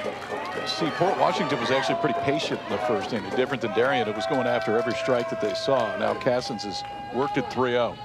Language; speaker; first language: English; native; English